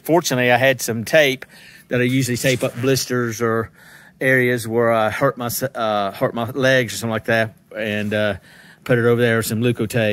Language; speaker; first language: English; native; English